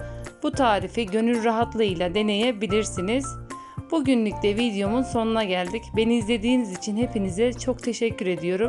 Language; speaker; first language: Turkish; native; Turkish